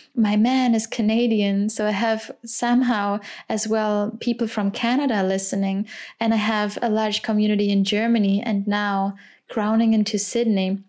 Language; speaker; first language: English; non-native, fluent; German